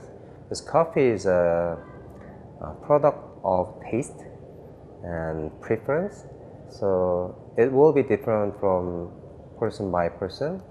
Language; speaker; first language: English; non-native, fluent; Korean